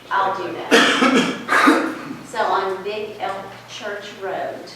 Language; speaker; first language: English; native; English